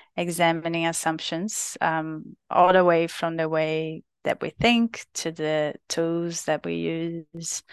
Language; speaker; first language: English; non-native, fluent; Portuguese